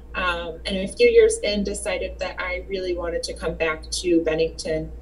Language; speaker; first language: English; native; English